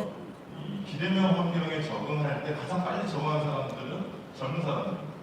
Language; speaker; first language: Korean; native; Korean